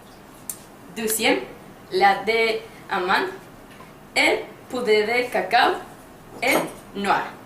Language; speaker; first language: French; non-native, learner; Spanish